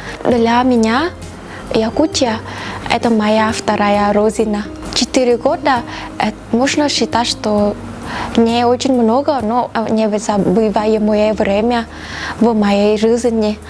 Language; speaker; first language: Russian; non-native, fluent; Vietnamese